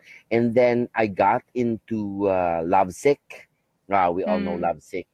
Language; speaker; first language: English; non-native, local second language; Filipino